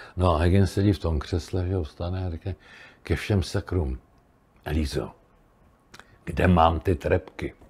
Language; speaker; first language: Czech; native; Czech